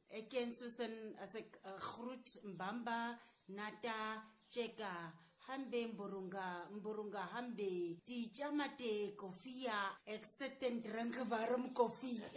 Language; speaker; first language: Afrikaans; non-native, local second language; Tswana